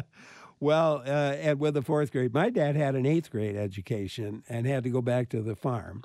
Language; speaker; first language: English; native; English